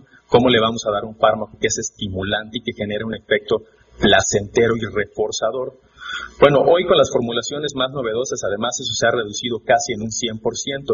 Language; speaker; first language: Spanish; native; Spanish